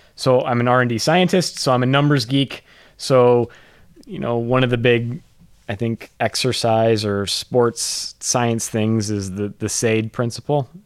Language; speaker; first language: English; native; English